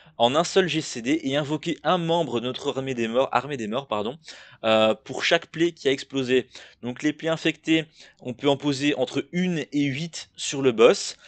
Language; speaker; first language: French; native; French